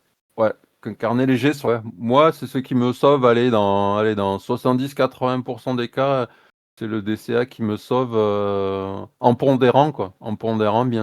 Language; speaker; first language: French; native; French